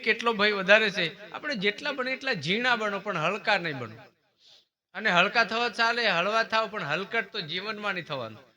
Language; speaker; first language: Gujarati; native; Gujarati